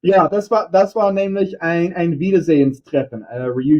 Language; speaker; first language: German; non-native, fluent; English